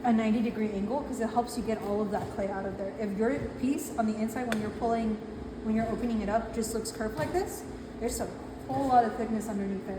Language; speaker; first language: English; native; English